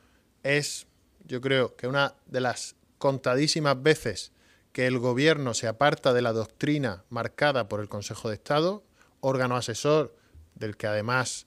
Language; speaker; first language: Spanish; native; Spanish